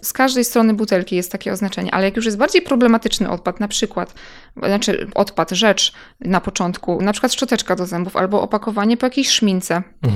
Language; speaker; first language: Polish; native; Polish